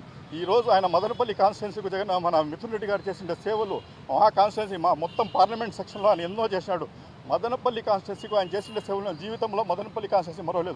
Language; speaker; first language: Telugu; native; Telugu